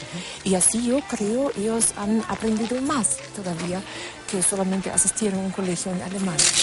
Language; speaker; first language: Spanish; non-native, fluent; German